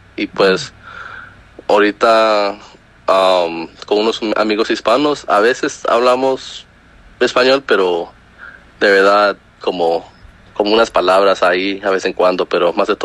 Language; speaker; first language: Spanish; early bilingual, heritage; Spanish